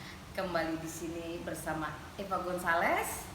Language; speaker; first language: Indonesian; native; Indonesian